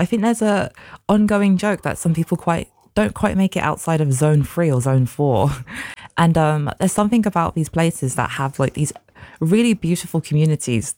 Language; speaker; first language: English; native; English